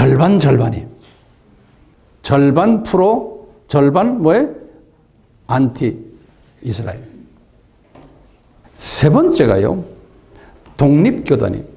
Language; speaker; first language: Korean; native; Korean